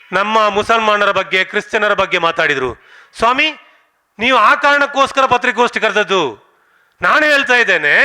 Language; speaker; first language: Kannada; non-native, local second language; Tulu